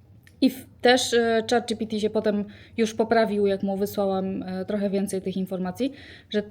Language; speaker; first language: Polish; native; Polish